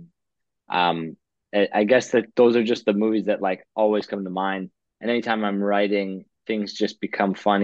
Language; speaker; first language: English; native; English